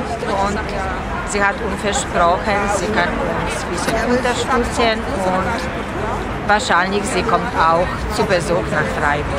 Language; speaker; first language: German; non-native, learner; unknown